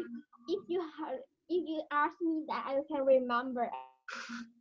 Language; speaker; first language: English; non-native, learner; Vietnamese